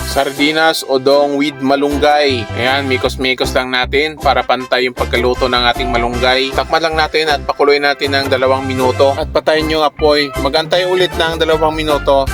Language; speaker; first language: Filipino; non-native, local second language; Cebuano